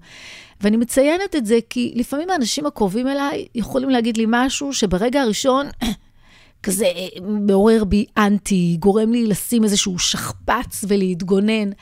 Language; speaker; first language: Hebrew; native; Hebrew